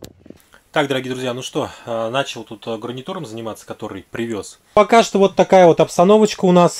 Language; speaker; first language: Russian; native; Russian